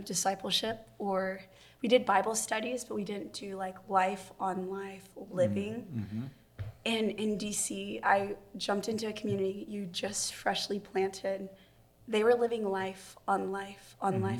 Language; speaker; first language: English; native; English